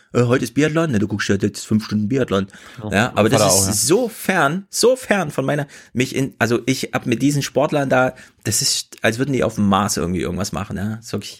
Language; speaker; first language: German; native; German